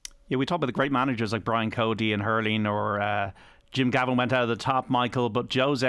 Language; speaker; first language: English; native; English